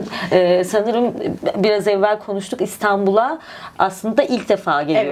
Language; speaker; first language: Turkish; native; Turkish